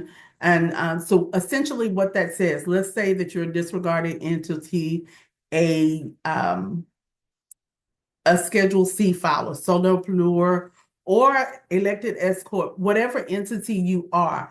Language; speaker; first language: English; native; English